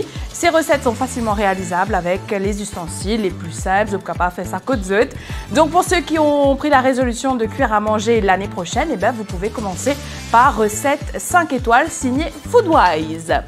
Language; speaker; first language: French; non-native, local second language; Morisyen